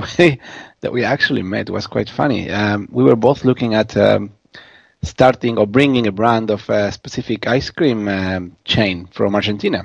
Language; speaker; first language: English; non-native, fluent; Spanish